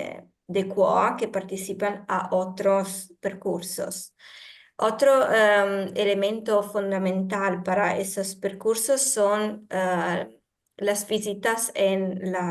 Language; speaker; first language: Spanish; non-native, fluent; Italian